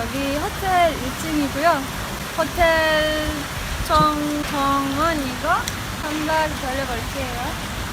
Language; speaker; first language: Korean; non-native, fluent; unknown